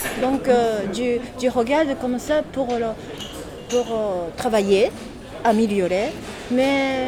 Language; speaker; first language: French; non-native, learner; Japanese